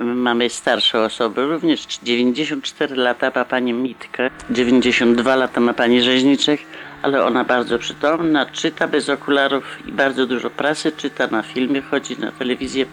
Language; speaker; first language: Polish; native; Polish